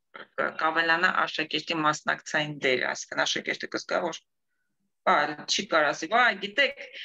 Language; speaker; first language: Armenian; native; Armenian